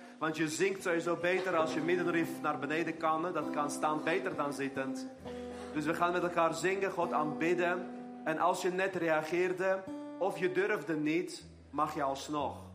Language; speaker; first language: Dutch; non-native, fluent; Armenian